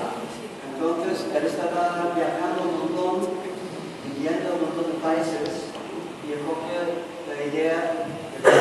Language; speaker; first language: Spanish; non-native, learner; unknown